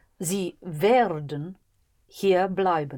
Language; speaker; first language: German; non-native, learner; English